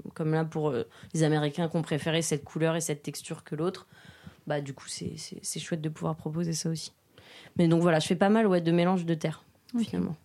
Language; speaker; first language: French; native; French